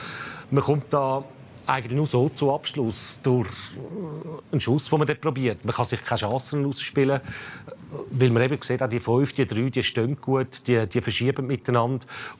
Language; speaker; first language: German; native; German